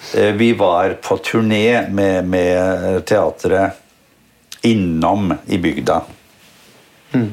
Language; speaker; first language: Norwegian; native; Norwegian